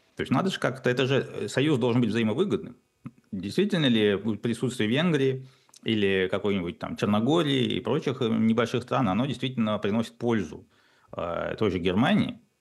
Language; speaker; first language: Russian; native; Russian